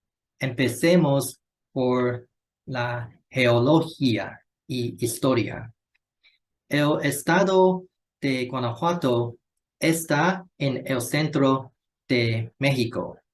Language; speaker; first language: Spanish; non-native, learner; Chinese